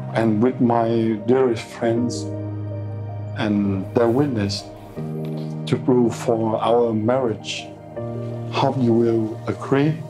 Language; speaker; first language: English; non-native, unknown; Vietnamese